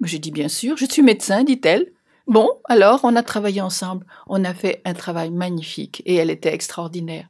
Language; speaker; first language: French; native; French